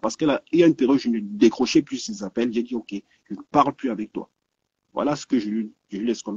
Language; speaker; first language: French; native; French